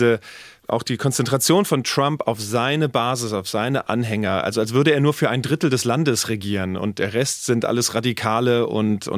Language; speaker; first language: German; native; German